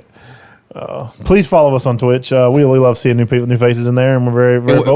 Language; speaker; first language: English; native; English